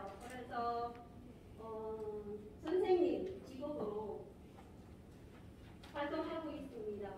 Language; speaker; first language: Korean; non-native, fluent; Filipino